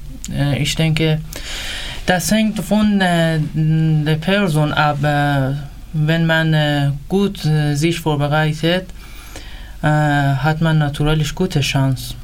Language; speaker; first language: German; non-native, learner; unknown